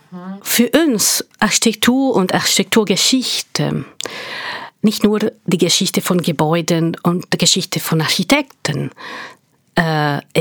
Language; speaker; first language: German; non-native, fluent; Portuguese